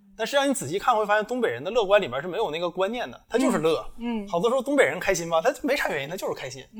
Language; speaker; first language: Chinese; native; Chinese